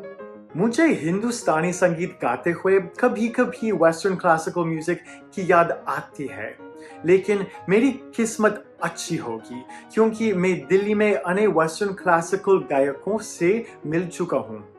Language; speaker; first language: Hindi; non-native, fluent; English